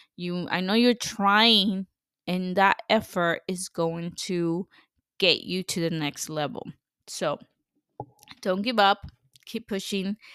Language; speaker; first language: English; non-native, fluent; Spanish